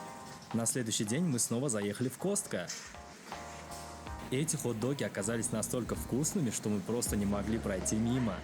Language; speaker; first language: Russian; native; Russian